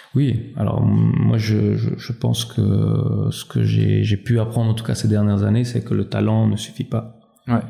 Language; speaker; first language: French; early bilingual, other home language; Albanian